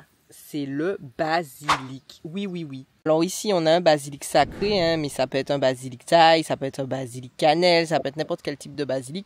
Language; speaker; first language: French; native; French